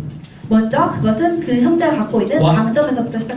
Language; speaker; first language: Korean; native; Korean